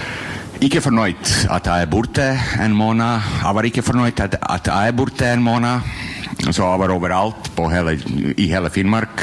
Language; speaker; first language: Norwegian; non-native, learner; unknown